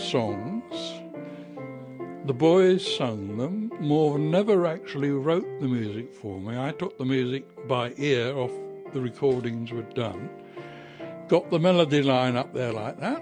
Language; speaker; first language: English; native; English